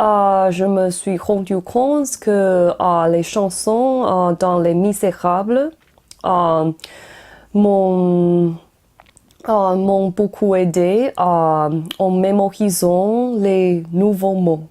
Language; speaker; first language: French; non-native, learner; Chinese